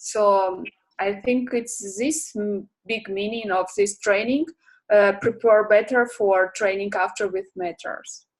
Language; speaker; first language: English; non-native, learner; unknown